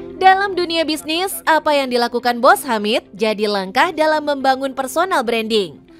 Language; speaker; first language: Indonesian; native; Indonesian